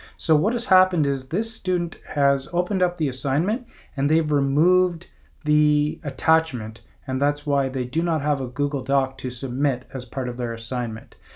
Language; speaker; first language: English; native; English